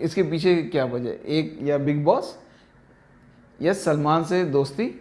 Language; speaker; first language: Hindi; native; Hindi